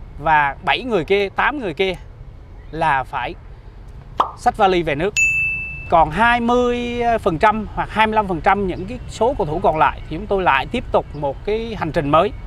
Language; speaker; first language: Vietnamese; native; Vietnamese